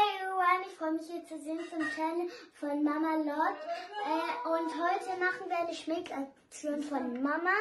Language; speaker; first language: German; early bilingual, other home language; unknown